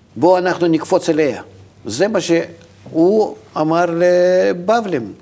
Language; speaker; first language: Hebrew; non-native, fluent; Russian